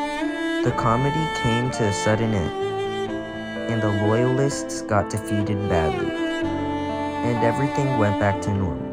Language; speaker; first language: English; non-native, fluent; Chinese